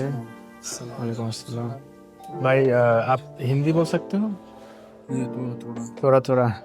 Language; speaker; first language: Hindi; non-native, learner; Bangla